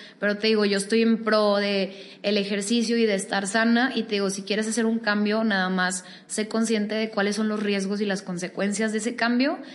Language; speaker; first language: Spanish; native; Spanish